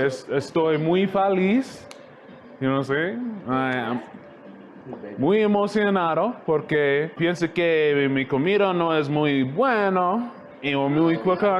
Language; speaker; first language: Spanish; non-native, learner; English